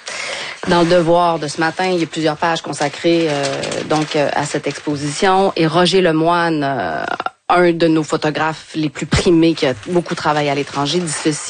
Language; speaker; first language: French; native; French